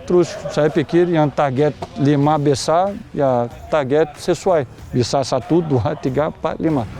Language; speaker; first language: Indonesian; non-native, fluent; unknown